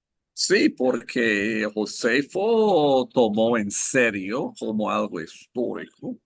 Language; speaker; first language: Spanish; non-native, fluent; English